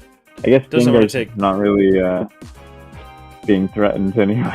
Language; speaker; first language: English; native; English